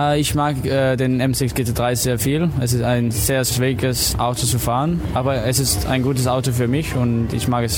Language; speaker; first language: German; non-native, learner; Danish